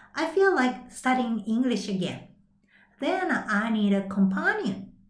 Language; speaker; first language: English; non-native, fluent; Japanese